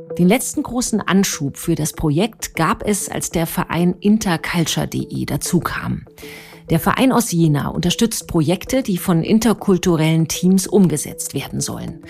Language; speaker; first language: German; native; German